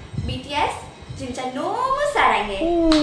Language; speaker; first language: Korean; non-native, learner; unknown